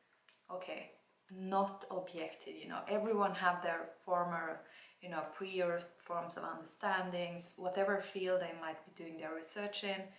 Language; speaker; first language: English; non-native, fluent; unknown